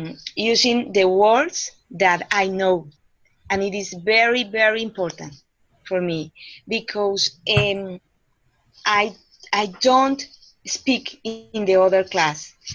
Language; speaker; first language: English; non-native, learner; Spanish